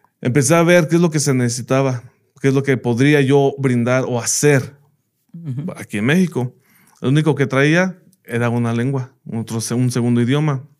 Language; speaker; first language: Spanish; early bilingual, heritage; Spanish